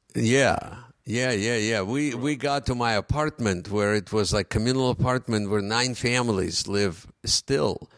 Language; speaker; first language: English; non-native, fluent; Russian